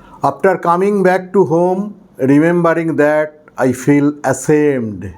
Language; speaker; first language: English; non-native, local second language; Bangla